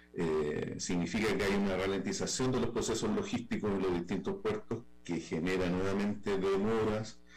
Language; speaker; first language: Spanish; native; Spanish